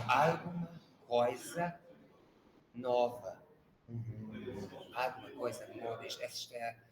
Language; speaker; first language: Portuguese; non-native, learner; Hungarian